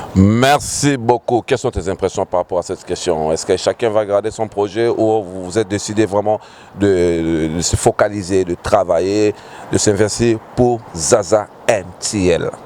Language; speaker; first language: French; non-native, local second language; Lingala